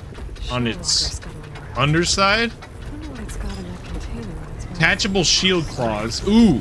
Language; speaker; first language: English; native; English